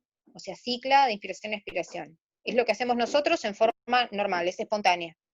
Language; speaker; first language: Spanish; native; Spanish